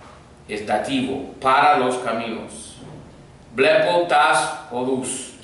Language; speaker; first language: Spanish; non-native, fluent; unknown